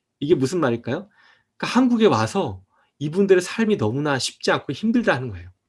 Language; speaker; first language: Korean; native; Korean